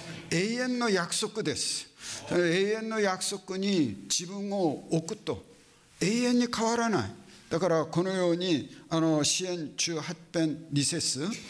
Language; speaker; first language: Japanese; non-native, fluent; Korean